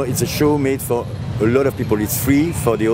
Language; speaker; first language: English; non-native, fluent; French